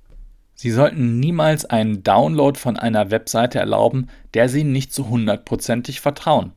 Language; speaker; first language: German; native; German